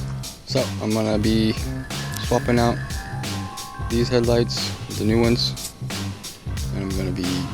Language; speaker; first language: English; native; English